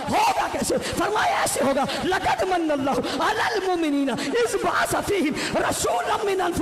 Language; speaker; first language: Urdu; native; Urdu